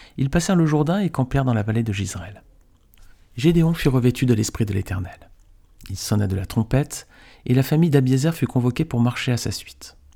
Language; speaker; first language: French; native; French